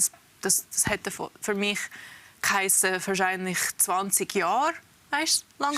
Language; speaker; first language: German; early bilingual, heritage; English